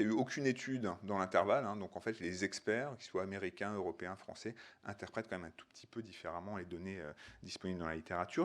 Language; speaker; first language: French; native; French